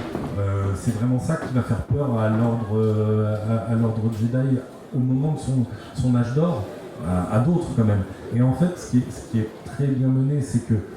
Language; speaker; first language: French; native; French